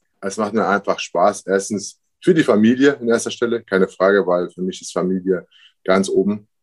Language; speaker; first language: German; early bilingual, other home language; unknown